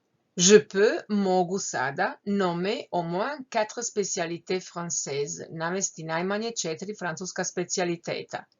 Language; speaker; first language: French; non-native, fluent; Croatian